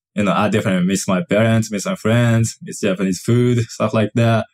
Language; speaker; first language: English; non-native, fluent; Japanese